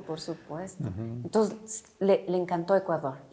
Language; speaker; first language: Spanish; native; Spanish